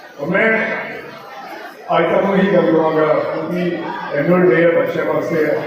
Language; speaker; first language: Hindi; non-native, local second language; Punjabi